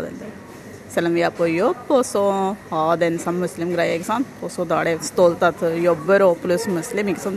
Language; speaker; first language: Norwegian; non-native, learner; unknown